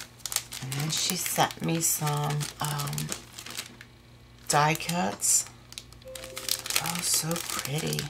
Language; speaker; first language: English; native; English